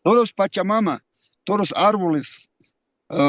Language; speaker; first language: Spanish; non-native, local second language; Quechua